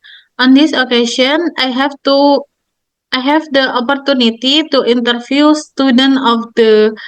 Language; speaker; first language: English; non-native, learner; Indonesian